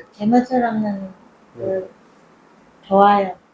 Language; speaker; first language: Korean; non-native, learner; Vietnamese